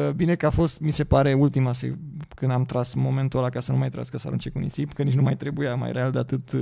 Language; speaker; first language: Romanian; native; Romanian